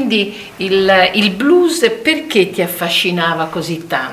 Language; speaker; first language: Italian; native; Italian